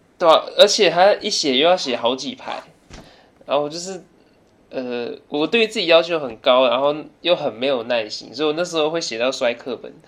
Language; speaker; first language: Chinese; early bilingual, other home language; English